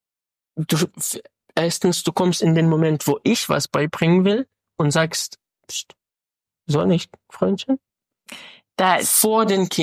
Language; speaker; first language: German; non-native, fluent; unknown